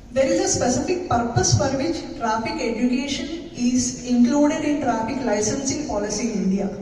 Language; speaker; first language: English; non-native, local second language; Telugu